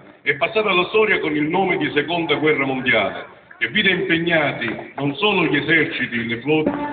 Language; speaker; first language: Italian; native; Italian